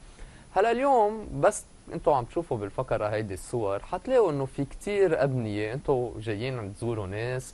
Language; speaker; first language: Arabic; native; Arabic